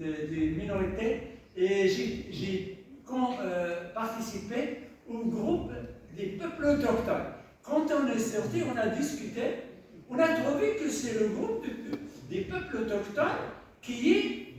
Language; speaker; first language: French; non-native, local second language; Tachelhit